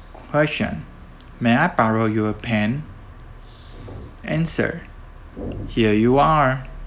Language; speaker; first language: English; non-native, fluent; Chinese